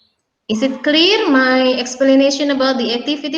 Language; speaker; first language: English; non-native, learner; Indonesian